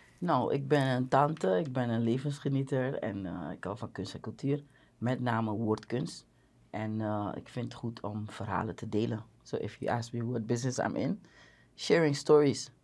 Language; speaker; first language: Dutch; native; Dutch